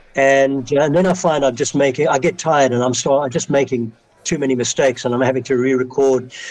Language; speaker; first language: English; native; English